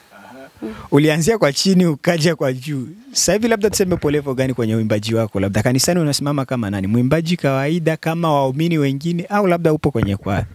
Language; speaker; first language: Swahili; native; Swahili